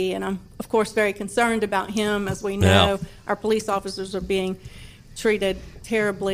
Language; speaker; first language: English; native; English